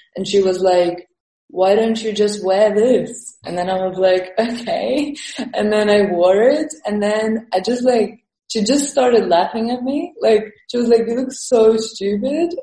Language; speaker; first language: English; early bilingual, other home language; Estonian